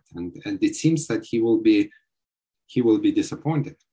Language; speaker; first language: English; non-native, fluent; Lithuanian